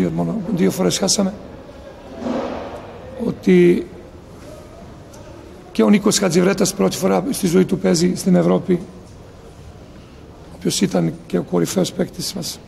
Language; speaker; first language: Greek; non-native, fluent; Serbian